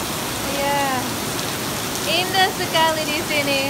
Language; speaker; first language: Indonesian; non-native, fluent; English